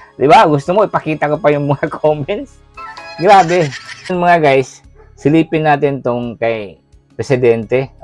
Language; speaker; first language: Filipino; non-native, local second language; Cebuano